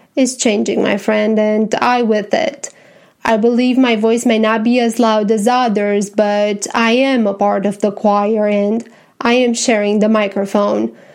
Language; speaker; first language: English; non-native, fluent; Romanian